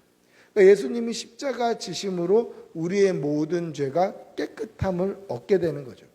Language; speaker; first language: Korean; native; Korean